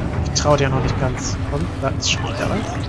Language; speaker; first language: German; native; German